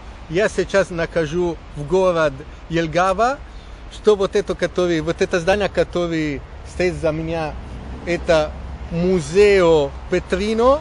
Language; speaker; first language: Russian; non-native, learner; Italian